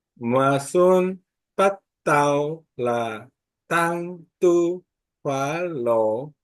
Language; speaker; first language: Vietnamese; non-native, learner; Korean